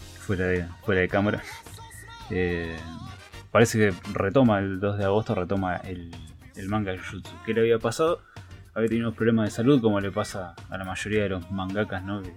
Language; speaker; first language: Spanish; native; Spanish